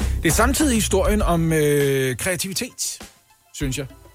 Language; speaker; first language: Danish; native; Danish